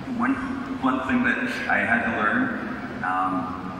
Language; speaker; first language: English; native; English